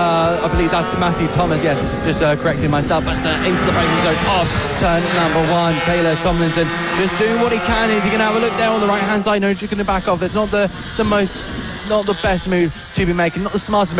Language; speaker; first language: English; native; English